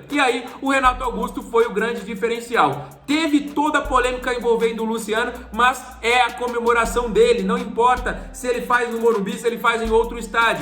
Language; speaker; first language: Portuguese; native; Portuguese